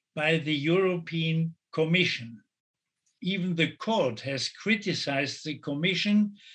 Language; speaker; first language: English; non-native, fluent; German